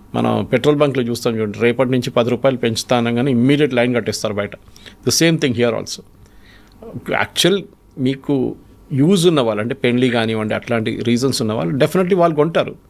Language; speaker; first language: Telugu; non-native, fluent; Malayalam